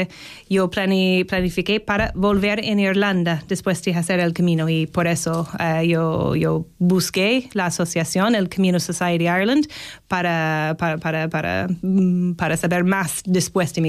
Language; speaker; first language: Spanish; non-native, learner; English